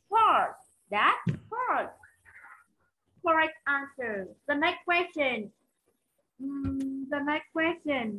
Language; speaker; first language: English; non-native, learner; Vietnamese